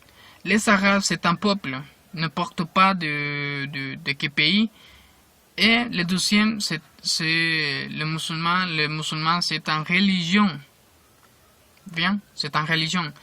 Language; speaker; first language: French; non-native, learner; Spanish